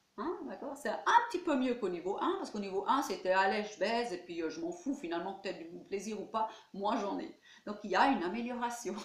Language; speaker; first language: French; native; French